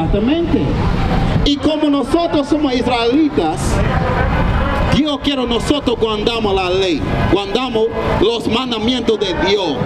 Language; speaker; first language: Spanish; non-native, learner; English